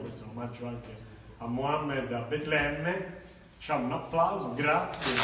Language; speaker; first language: Italian; native; Italian